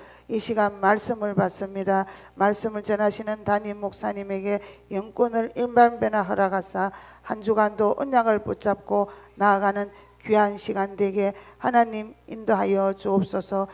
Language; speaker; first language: Korean; native; Korean